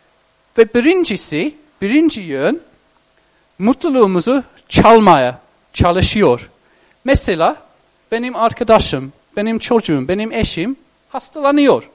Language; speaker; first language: Turkish; non-native, fluent; English